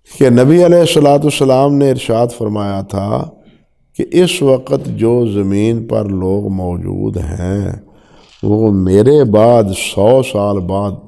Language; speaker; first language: Urdu; non-native, local second language; Punjabi